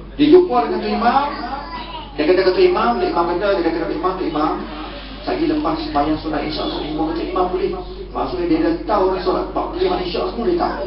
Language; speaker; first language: Malay; native; Malay